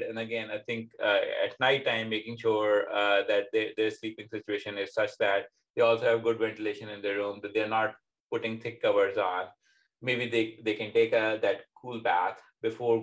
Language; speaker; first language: English; non-native, local second language; Urdu